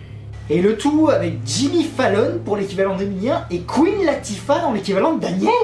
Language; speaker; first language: French; native; French